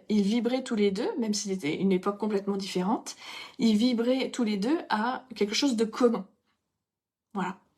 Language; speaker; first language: French; native; French